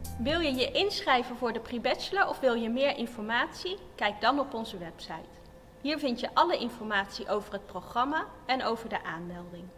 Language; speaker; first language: Dutch; native; Dutch